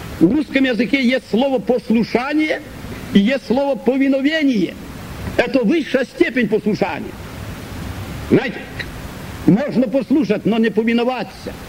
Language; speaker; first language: Russian; native; Russian